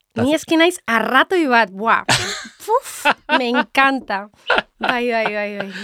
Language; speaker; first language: Basque; non-native, local second language; Spanish